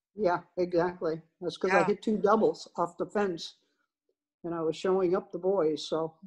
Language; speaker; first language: English; native; English